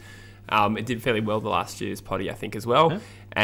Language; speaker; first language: English; native; English